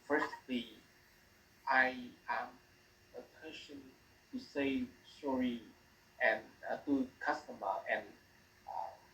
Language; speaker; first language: English; non-native, learner; Vietnamese